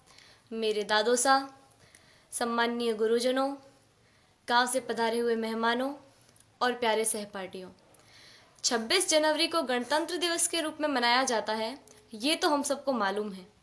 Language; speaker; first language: Hindi; native; Hindi